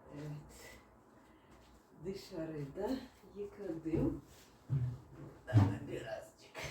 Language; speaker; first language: Turkish; non-native, learner; Russian